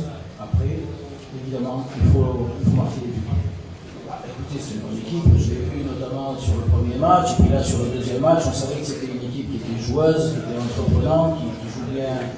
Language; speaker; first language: French; native; French